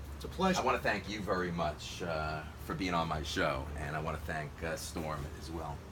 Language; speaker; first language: English; native; English